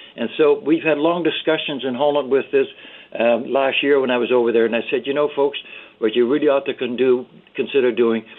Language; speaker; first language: English; early bilingual, other home language; Dutch